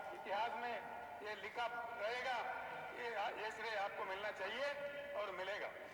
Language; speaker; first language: Hindi; non-native, local second language; Telugu